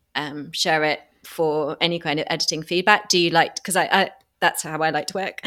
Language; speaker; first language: English; native; English